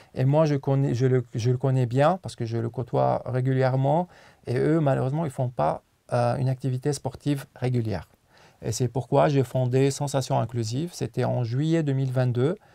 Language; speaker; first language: French; non-native, local second language; Arabic